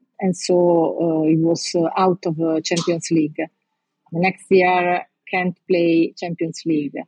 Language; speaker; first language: English; non-native, learner; Italian